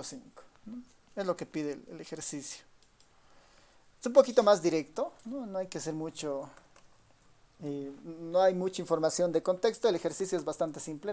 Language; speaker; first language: Spanish; native; Spanish